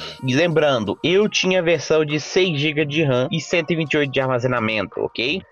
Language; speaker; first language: Portuguese; native; Portuguese